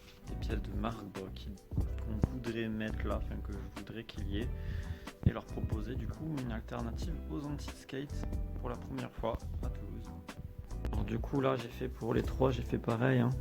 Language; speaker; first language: French; native; French